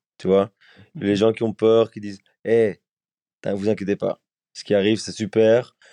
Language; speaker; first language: French; native; French